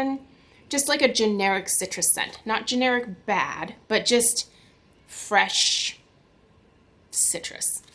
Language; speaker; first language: English; native; English